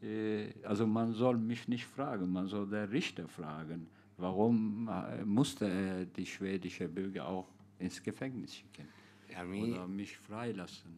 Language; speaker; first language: German; non-native, fluent; Turkish